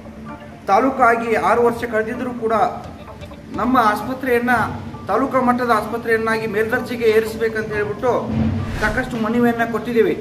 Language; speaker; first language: Kannada; native; Kannada